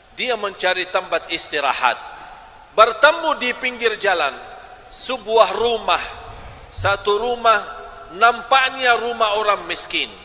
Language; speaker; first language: Malay; non-native, fluent; Arabic